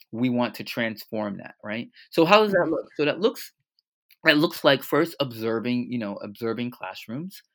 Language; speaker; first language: English; native; English